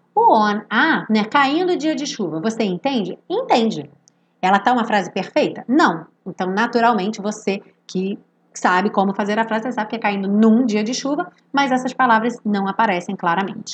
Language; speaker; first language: Portuguese; native; Portuguese